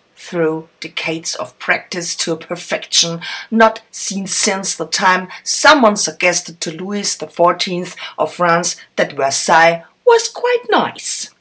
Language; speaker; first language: English; non-native, fluent; German